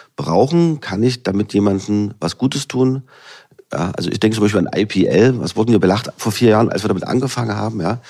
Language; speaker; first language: German; native; German